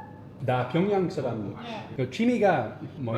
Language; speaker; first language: Korean; non-native, learner; Dutch